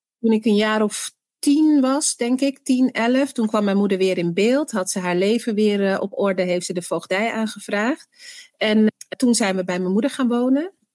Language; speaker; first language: Dutch; early bilingual, other home language; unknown